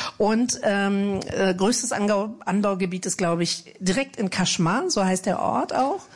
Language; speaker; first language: German; native; German